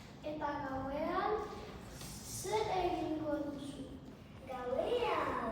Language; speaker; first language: Basque; non-native, learner; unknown